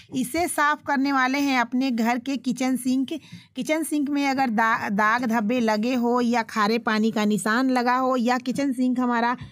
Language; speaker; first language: Hindi; native; Hindi